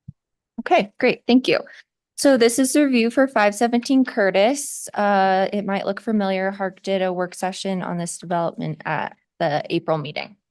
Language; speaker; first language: English; native; English